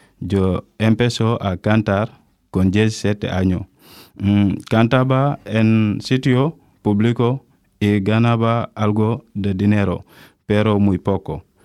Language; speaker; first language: Spanish; non-native, learner; Wolof